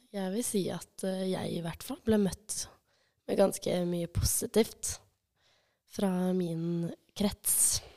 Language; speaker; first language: Norwegian; early bilingual, other home language; Albanian